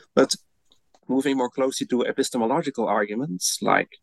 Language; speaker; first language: English; non-native, fluent; Dutch